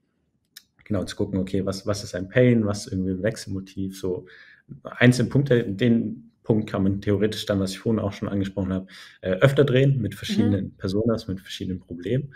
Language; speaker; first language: German; native; German